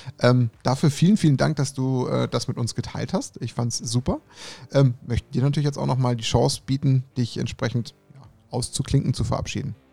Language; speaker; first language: German; native; German